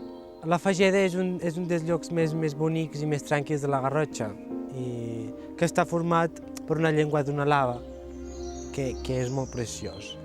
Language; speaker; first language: Catalan; early bilingual, other home language; Georgian